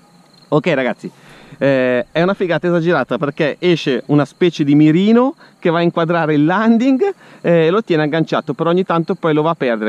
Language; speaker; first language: Italian; native; Italian